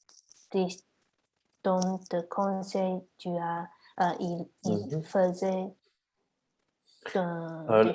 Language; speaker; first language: French; non-native, learner; Chinese